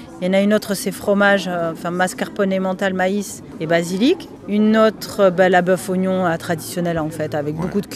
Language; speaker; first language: French; early bilingual, other home language; Spanish